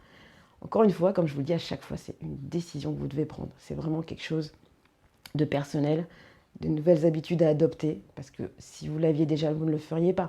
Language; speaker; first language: French; native; French